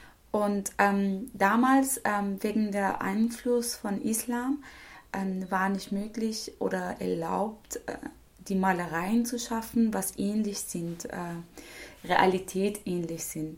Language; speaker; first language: German; non-native, fluent; Persian